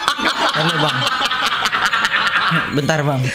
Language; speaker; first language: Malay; non-native, local second language; Sundanese